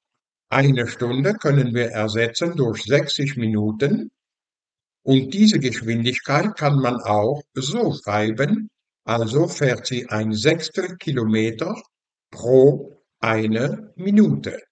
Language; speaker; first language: German; non-native, fluent; Dutch